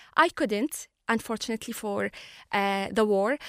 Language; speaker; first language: English; non-native, fluent; Arabic